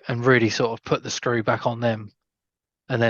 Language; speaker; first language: English; native; English